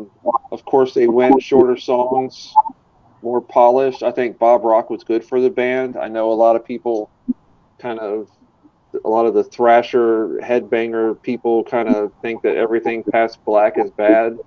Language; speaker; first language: English; native; English